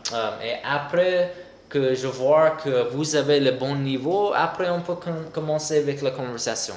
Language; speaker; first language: French; non-native, fluent; English